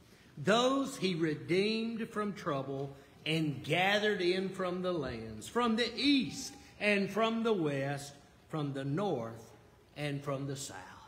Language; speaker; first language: English; native; English